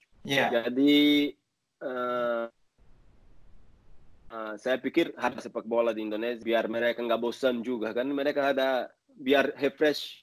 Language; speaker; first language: Indonesian; non-native, learner; Portuguese